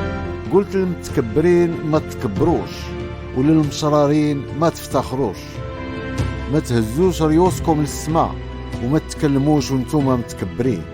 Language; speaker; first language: Arabic; native; Arabic